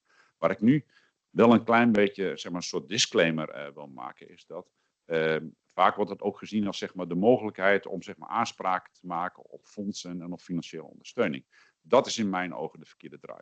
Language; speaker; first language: Dutch; native; Dutch